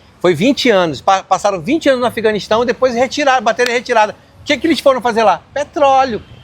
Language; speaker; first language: Portuguese; native; Portuguese